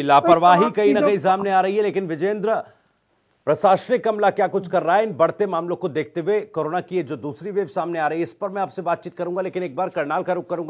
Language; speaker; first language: Hindi; native; Hindi